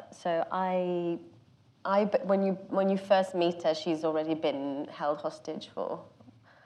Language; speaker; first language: English; native; English